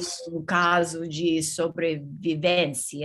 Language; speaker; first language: Portuguese; non-native, learner; English